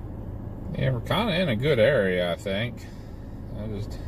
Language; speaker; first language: English; native; English